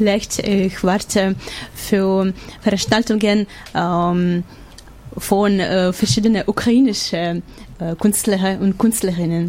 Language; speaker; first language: German; non-native, learner; Ukrainian